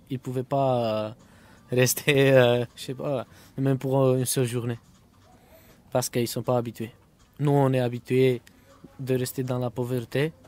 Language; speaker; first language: French; non-native, fluent; Romany